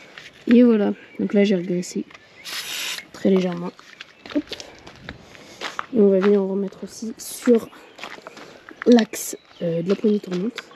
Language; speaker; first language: French; native; French